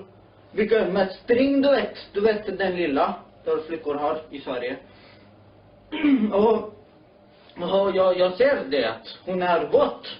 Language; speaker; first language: Swedish; non-native, learner; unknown